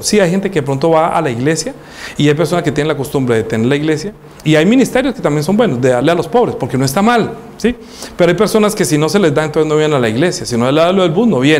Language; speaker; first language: Spanish; native; Spanish